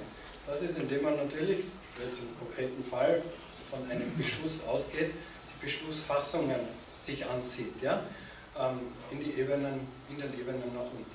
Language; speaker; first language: German; native; German